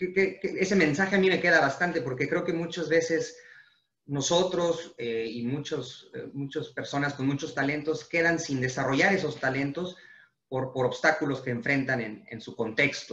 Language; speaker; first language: Spanish; native; Spanish